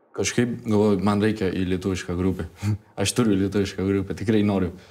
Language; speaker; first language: Lithuanian; early bilingual, heritage; Spanish